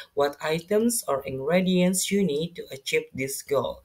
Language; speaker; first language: English; non-native, fluent; Indonesian